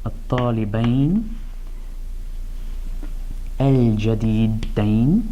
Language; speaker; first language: Arabic; non-native, fluent; English